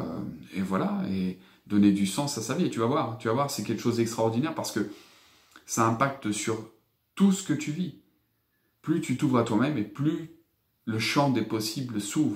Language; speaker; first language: French; native; French